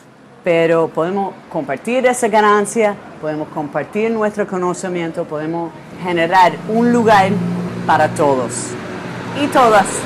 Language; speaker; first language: Spanish; non-native, fluent; English